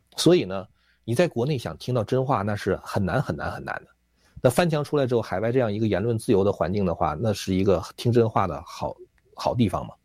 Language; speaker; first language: Chinese; native; Chinese